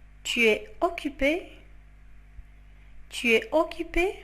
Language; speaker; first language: French; non-native, fluent; Arabic